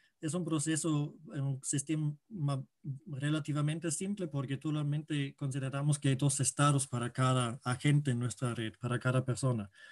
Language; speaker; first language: Spanish; non-native, fluent; German